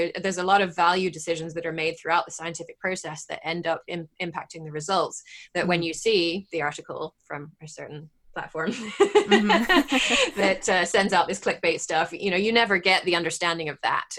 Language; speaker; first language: English; native; English